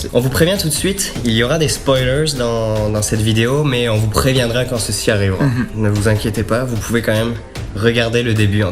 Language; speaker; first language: French; native; French